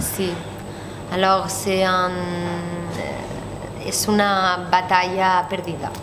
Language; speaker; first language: French; non-native, learner; Spanish